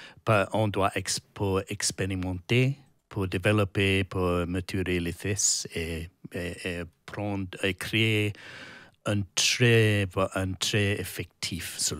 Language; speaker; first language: French; non-native, learner; English